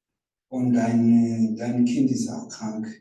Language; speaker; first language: German; non-native, fluent; Rundi